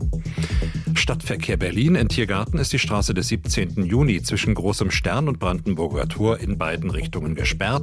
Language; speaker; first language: German; native; German